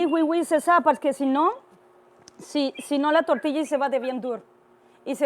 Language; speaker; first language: French; non-native, learner; Spanish